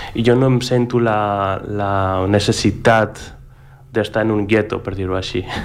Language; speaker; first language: Catalan; non-native, fluent; Greek